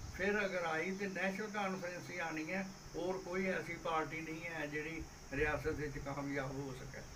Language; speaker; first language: Punjabi; non-native, local second language; Gujari